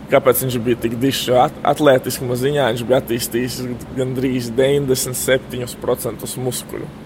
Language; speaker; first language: Latvian; native; Latvian